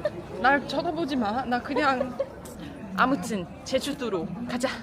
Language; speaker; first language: Korean; non-native, fluent; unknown